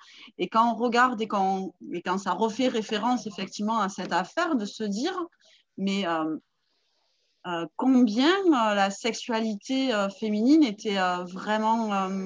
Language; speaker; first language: French; native; French